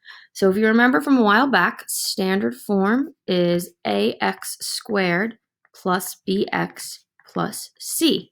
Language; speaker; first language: English; native; English